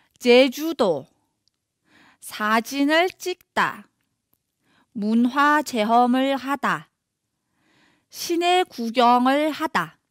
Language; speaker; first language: Korean; non-native, fluent; Mongolian